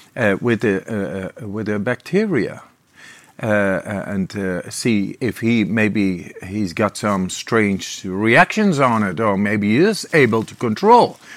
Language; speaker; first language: English; non-native, fluent; Dutch